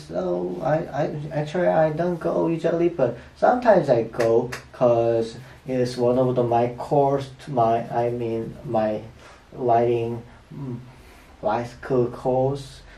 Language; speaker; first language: English; non-native, learner; Korean